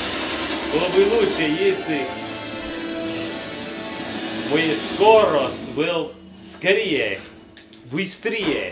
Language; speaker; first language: Russian; non-native, learner; English